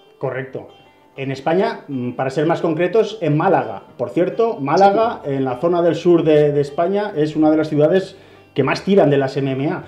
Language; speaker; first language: Spanish; native; Spanish